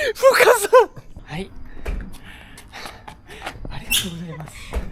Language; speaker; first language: Japanese; non-native, learner; Thai